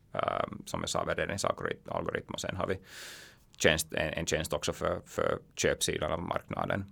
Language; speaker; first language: Swedish; native; Swedish